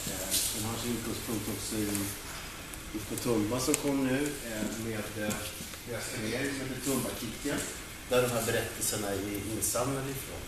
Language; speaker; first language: Swedish; native; Swedish